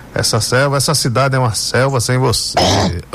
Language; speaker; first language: Portuguese; native; Portuguese